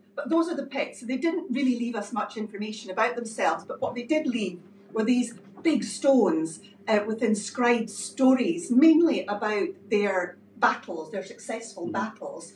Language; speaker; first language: English; native; English